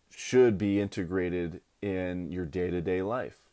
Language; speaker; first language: English; native; English